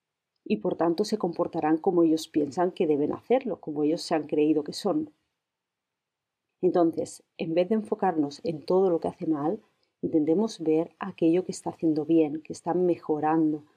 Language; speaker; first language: Spanish; native; Spanish